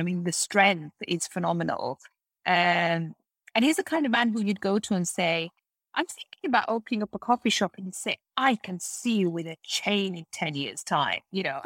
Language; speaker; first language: English; native; English